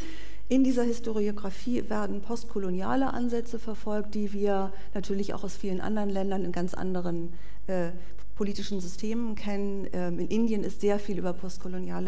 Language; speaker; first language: German; native; German